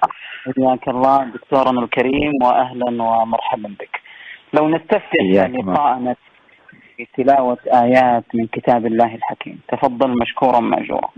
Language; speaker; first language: Arabic; native; Arabic